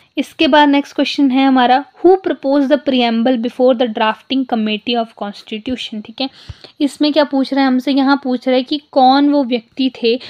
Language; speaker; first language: Hindi; non-native, local second language; Punjabi